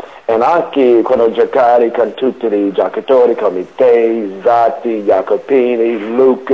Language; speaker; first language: Italian; non-native, learner; English